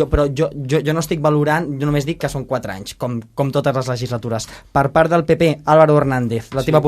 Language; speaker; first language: Catalan; native; Catalan